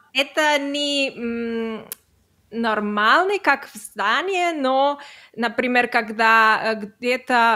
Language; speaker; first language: Russian; non-native, learner; Catalan